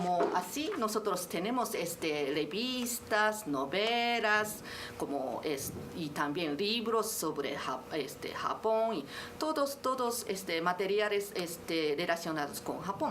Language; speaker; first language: Spanish; non-native, learner; Japanese